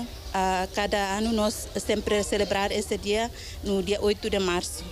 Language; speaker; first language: Portuguese; non-native, local second language; Tetum